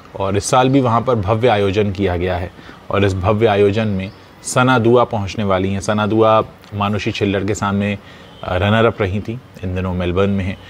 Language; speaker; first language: Hindi; native; Hindi